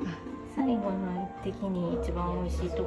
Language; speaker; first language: Japanese; native; Japanese